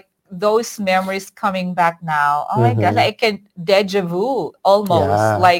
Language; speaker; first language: English; non-native, local second language; Iloko